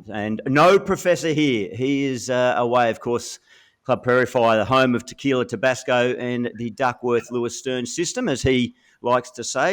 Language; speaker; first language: English; native; English